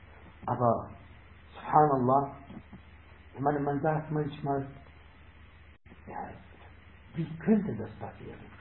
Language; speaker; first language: German; non-native, fluent; Arabic